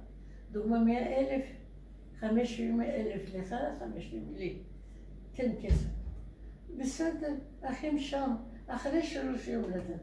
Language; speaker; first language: Hebrew; non-native, learner; Russian